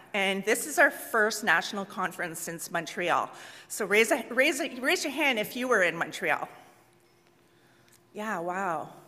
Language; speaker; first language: English; native; English